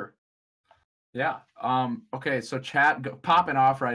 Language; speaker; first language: English; native; English